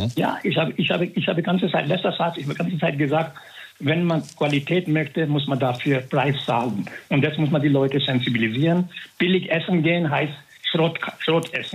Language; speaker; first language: German; non-native, fluent; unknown